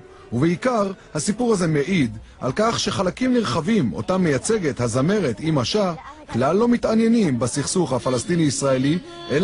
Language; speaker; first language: Hebrew; native; Hebrew